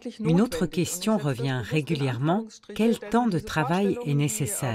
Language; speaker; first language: French; native; French